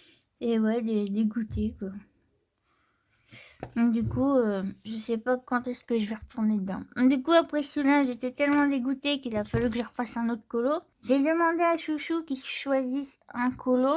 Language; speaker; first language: French; native; French